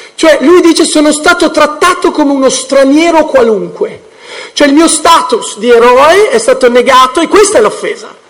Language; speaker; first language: Italian; early bilingual, heritage; English